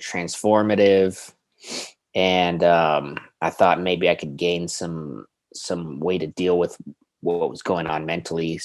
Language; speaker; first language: English; native; English